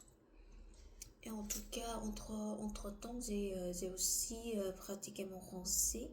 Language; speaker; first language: French; non-native, learner; Korean